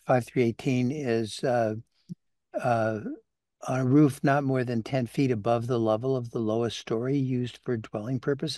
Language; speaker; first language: English; native; English